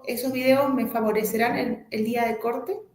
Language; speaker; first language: Spanish; native; Spanish